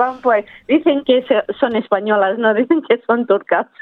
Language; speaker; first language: Spanish; early bilingual, heritage; Spanish